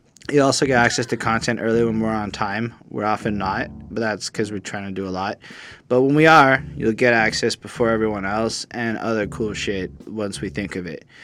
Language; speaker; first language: English; native; English